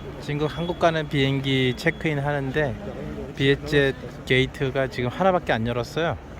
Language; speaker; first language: Korean; native; Korean